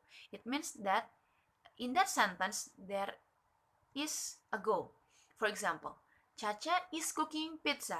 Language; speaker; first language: English; non-native, learner; Indonesian